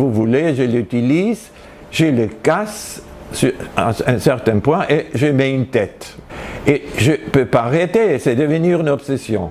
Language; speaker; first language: French; non-native, fluent; Spanish